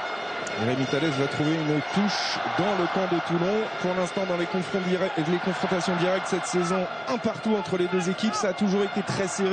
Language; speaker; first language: French; native; French